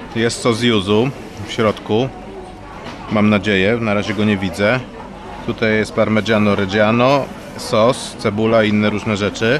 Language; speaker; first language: Polish; native; Polish